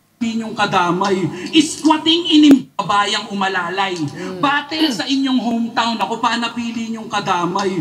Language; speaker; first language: Filipino; native; Filipino